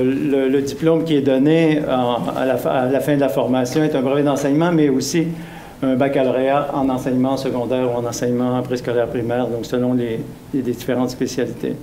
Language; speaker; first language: French; native; French